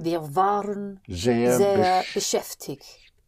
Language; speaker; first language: German; non-native, learner; English